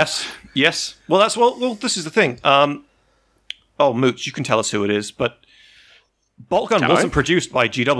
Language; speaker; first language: English; native; English